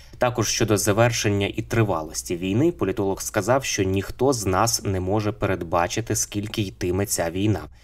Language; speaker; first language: Ukrainian; native; Ukrainian